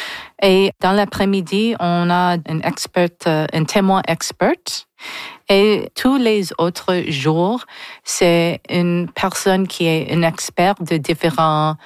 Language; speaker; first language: French; non-native, learner; English